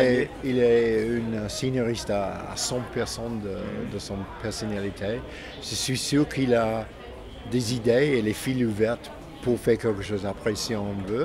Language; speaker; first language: French; non-native, fluent; English